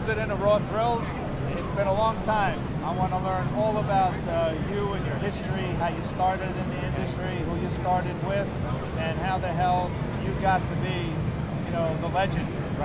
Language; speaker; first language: English; native; English